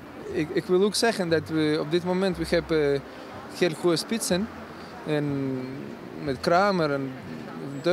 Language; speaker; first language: Dutch; non-native, learner; Ukrainian